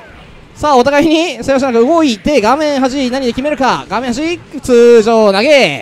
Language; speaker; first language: Japanese; native; Japanese